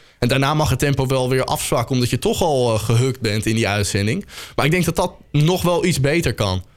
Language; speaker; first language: Dutch; native; Dutch